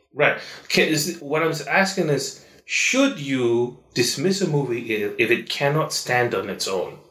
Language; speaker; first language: English; non-native, local second language; Malay